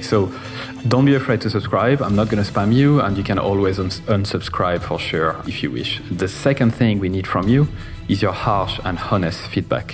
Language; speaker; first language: English; non-native, fluent; French